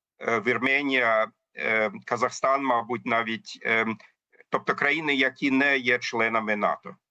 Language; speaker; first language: Ukrainian; non-native, fluent; German